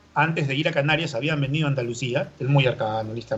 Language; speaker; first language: Spanish; native; Spanish